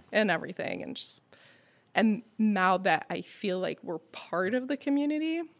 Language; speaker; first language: English; non-native, fluent; French